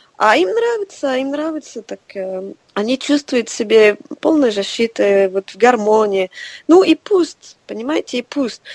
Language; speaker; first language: Russian; non-native, fluent; French